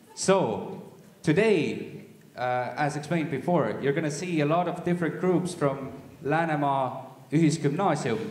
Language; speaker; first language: English; non-native, fluent; Estonian